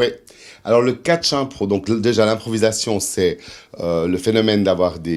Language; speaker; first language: French; native; French